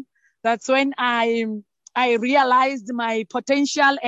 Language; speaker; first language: English; non-native, local second language; Northern Sotho